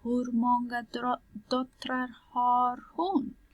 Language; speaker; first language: Swedish; non-native, fluent; Persian